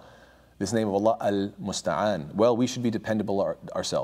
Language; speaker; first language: English; native; English